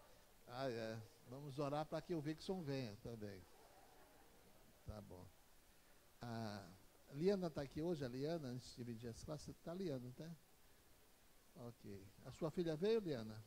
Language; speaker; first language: Portuguese; native; Portuguese